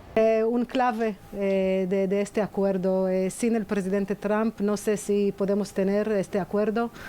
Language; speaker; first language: Spanish; non-native, fluent; Hebrew